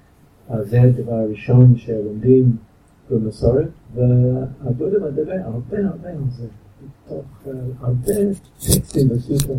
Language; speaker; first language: Hebrew; non-native, fluent; English